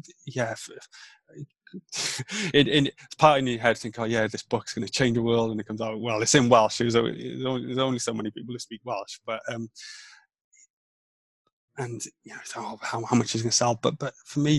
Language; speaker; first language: English; non-native, local second language; Welsh